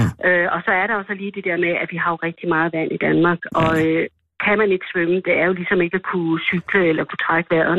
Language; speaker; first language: Danish; native; Danish